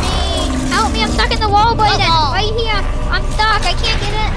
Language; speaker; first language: English; native; English